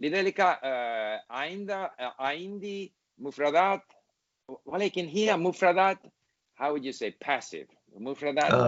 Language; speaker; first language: Arabic; non-native, learner; English